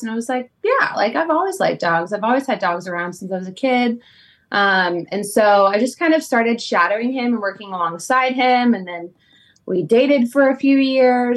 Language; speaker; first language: English; native; English